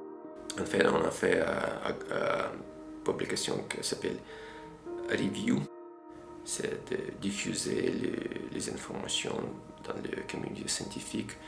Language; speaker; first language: French; non-native, fluent; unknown